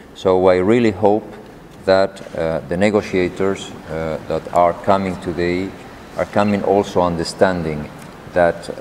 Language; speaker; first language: English; non-native, fluent; Spanish